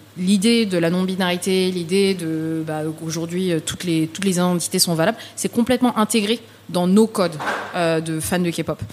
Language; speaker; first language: French; early bilingual, other home language; Vietnamese